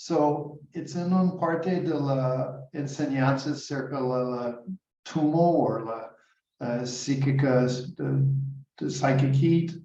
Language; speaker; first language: Spanish; non-native, learner; English